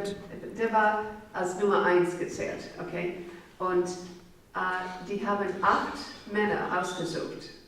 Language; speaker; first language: German; non-native, fluent; English